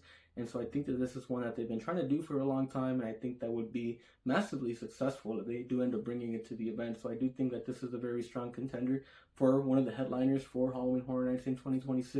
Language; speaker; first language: English; native; English